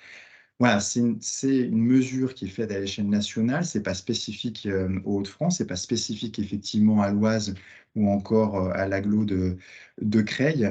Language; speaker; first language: French; native; French